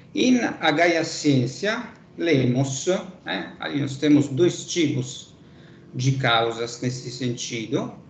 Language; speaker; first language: Portuguese; non-native, fluent; Italian